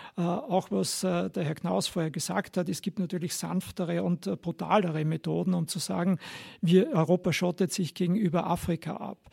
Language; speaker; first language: German; native; German